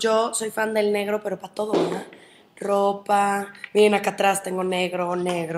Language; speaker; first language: Spanish; native; Spanish